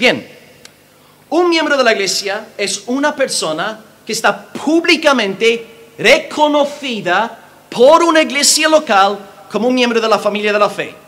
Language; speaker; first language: Spanish; non-native, fluent; English